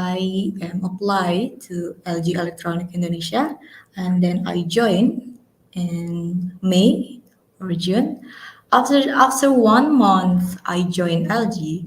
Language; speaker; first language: English; non-native, learner; Indonesian